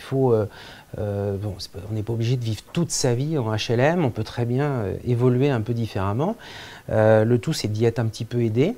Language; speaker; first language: French; native; French